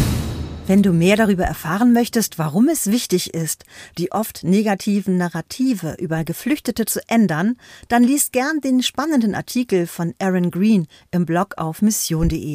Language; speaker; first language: German; native; German